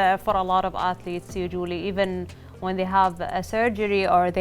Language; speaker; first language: English; non-native, fluent; Arabic